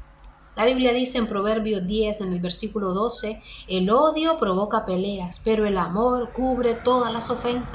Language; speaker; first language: Spanish; native; Spanish